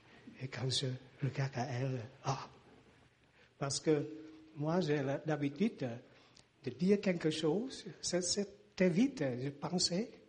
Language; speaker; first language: French; non-native, learner; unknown